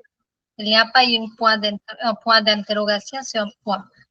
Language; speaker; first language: French; non-native, fluent; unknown